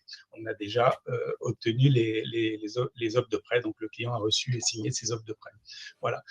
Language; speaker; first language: French; native; French